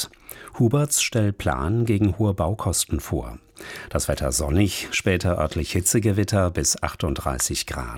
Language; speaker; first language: German; native; German